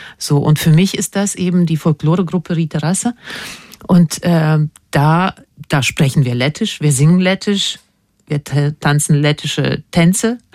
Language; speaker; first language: German; non-native, fluent; Latvian